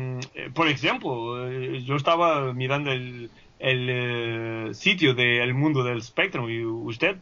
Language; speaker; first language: Spanish; non-native, fluent; Portuguese